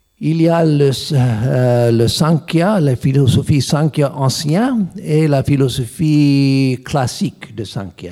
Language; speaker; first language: French; non-native, learner; English